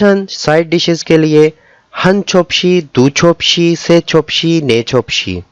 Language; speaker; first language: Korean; non-native, fluent; Urdu